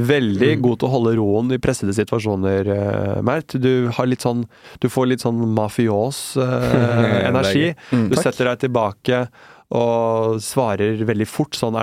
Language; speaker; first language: Norwegian; native; Norwegian